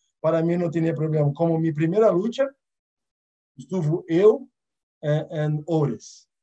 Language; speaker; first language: Portuguese; early bilingual, other home language; Arabic